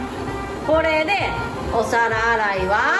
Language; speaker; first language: Japanese; native; Japanese